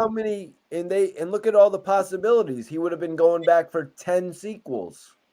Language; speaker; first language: English; native; English